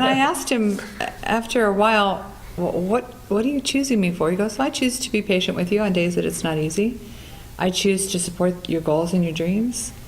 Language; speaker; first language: English; native; English